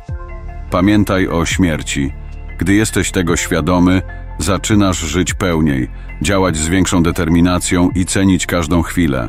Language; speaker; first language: Polish; native; Polish